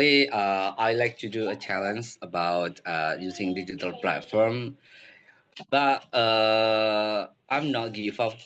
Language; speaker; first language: English; non-native, learner; Indonesian